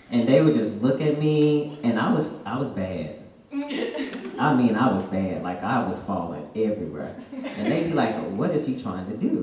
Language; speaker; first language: English; native; English